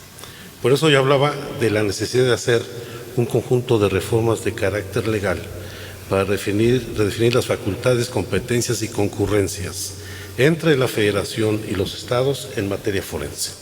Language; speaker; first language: Spanish; native; Spanish